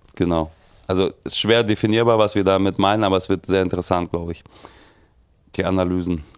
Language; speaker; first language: German; early bilingual, other home language; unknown